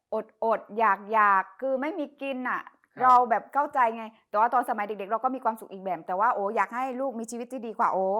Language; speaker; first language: Thai; native; Thai